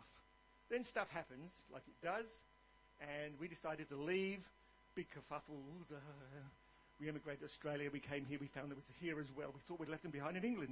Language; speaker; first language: English; native; English